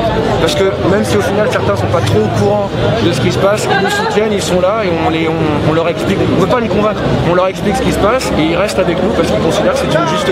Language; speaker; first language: French; native; French